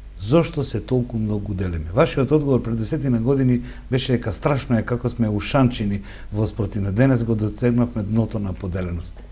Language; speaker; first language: Macedonian; native; Macedonian